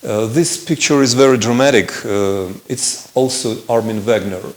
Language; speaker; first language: English; non-native, fluent; Armenian